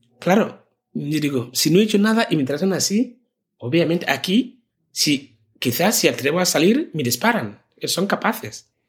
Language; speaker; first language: Spanish; non-native, fluent; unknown